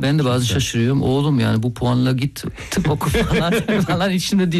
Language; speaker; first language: Turkish; non-native, fluent; German